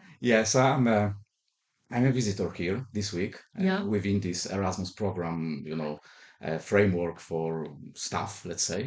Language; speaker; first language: English; non-native, fluent; Polish